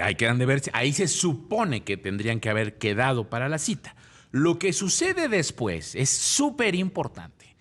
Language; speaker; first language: Spanish; native; Spanish